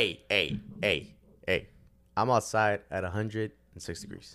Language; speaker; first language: English; early bilingual, other home language; Spanish